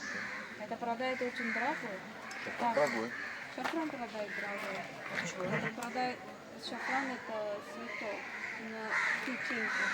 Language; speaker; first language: Russian; non-native, learner; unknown